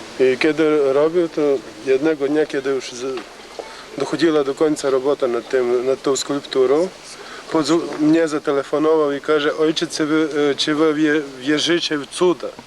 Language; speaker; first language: Polish; non-native, learner; Ukrainian